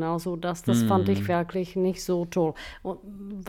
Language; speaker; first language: German; non-native, fluent; Czech